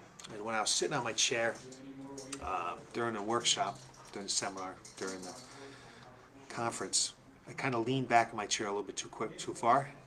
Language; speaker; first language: English; native; English